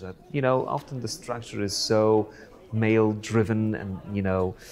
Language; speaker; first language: English; non-native, fluent; Polish